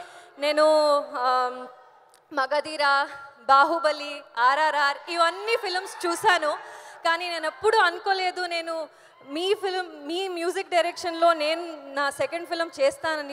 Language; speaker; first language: Telugu; non-native, learner; Kannada